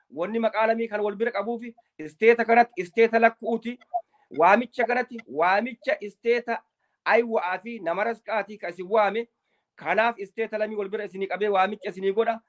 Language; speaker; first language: Oromo; native; Oromo